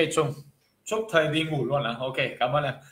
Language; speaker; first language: Vietnamese; non-native, fluent; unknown